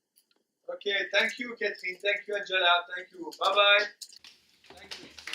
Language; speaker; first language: English; non-native, fluent; French